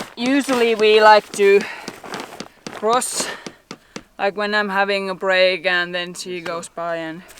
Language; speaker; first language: English; non-native, fluent; Finnish